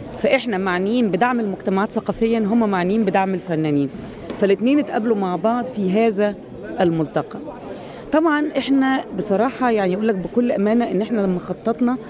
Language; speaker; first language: Arabic; native; Arabic